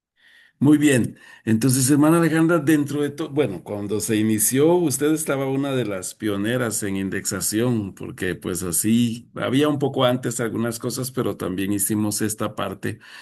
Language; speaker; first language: Spanish; native; Spanish